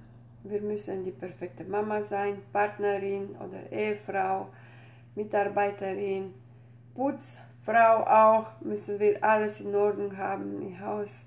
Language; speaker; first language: German; non-native, fluent; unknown